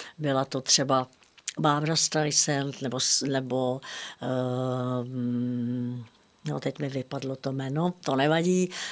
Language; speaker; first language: Czech; native; Czech